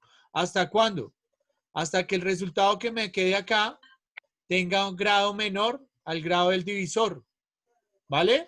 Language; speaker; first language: Spanish; native; Spanish